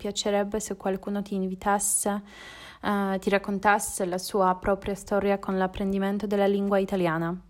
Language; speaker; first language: Italian; non-native, learner; Polish